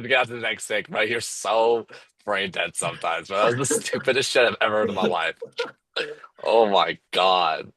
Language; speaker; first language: English; native; English